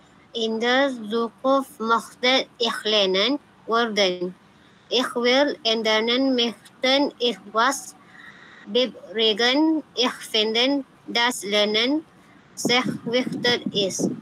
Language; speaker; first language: German; non-native, learner; Malay